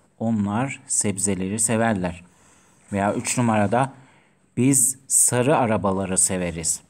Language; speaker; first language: Turkish; non-native, fluent; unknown